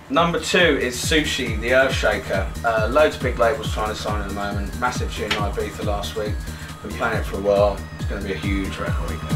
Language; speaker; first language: English; native; English